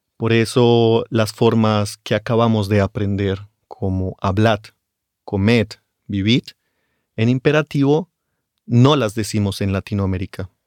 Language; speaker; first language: Spanish; native; Spanish